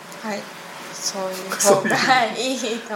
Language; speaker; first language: Japanese; non-native, learner; Chinese